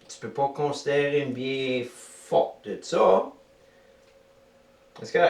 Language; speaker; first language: French; native; French